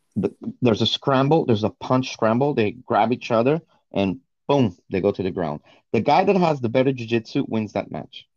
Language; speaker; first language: English; non-native, fluent; Portuguese